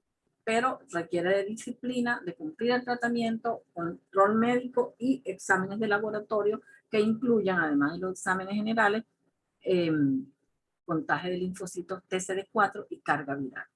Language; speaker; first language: Spanish; native; Spanish